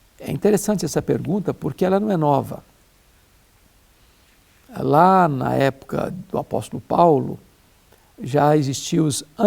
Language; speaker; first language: Portuguese; native; Portuguese